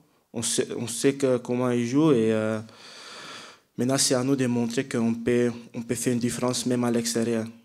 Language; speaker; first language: French; non-native, fluent; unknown